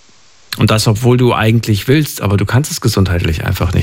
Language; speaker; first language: German; native; German